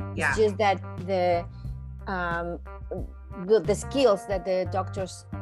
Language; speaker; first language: English; non-native, fluent; Spanish